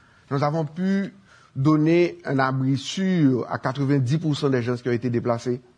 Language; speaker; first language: French; native; French